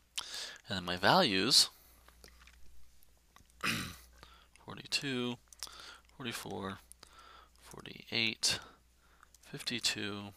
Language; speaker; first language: English; native; English